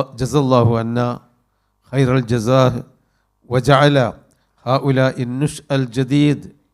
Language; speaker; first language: Arabic; non-native, fluent; Malayalam